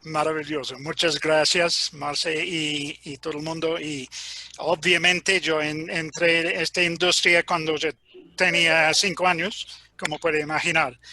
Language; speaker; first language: Spanish; non-native, fluent; English